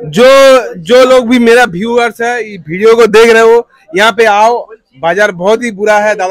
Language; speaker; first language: Hindi; non-native, local second language; Bangla